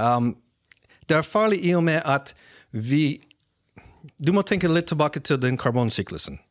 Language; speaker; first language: Norwegian; non-native, fluent; English